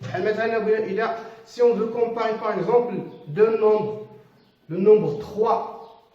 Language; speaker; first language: French; non-native, local second language; Arabic